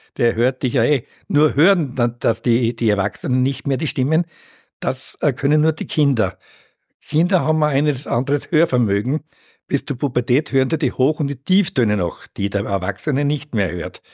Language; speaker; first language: German; native; German